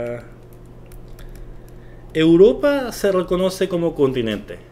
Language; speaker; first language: Spanish; non-native, fluent; Korean